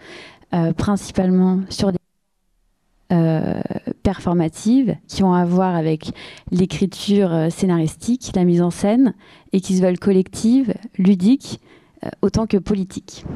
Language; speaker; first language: French; native; French